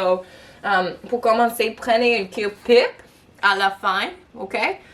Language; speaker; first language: French; non-native, local second language; English